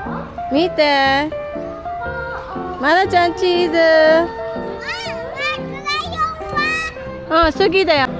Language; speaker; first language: Japanese; non-native, learner; Filipino